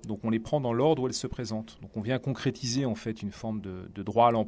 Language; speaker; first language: French; native; French